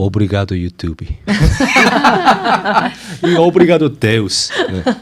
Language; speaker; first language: Portuguese; non-native, learner; Korean